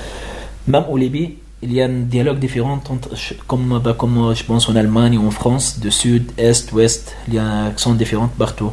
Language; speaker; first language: French; non-native, learner; Arabic